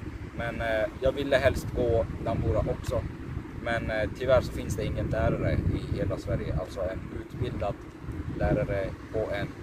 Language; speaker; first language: Swedish; early bilingual, other home language; Persian